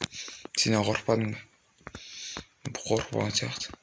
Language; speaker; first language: Kazakh; native; Kazakh